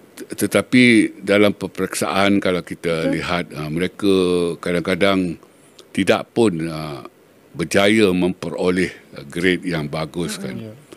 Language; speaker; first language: Malay; native; Malay